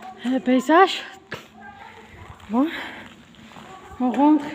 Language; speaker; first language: French; non-native, local second language; Spanish